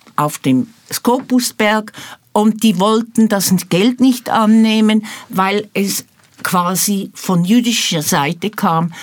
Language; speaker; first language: German; native; German